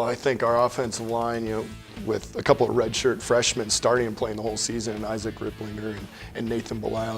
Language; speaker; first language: English; native; English